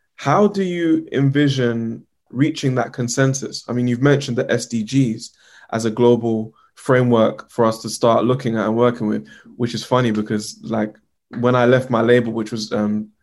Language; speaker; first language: English; native; English